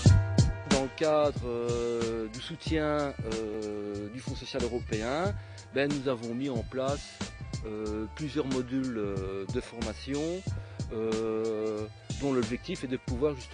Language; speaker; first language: French; native; French